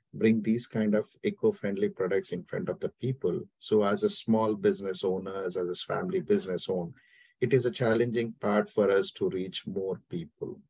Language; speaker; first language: English; non-native, local second language; Telugu